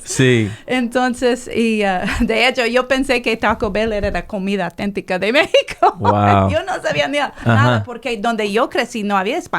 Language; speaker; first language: Spanish; non-native, fluent; English